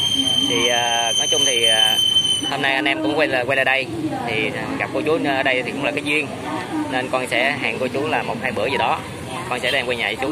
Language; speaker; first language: Vietnamese; native; Vietnamese